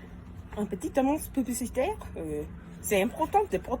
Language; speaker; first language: French; non-native, learner; English